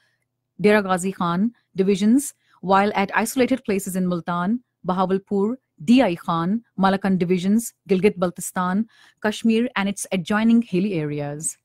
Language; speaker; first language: English; non-native, local second language; Urdu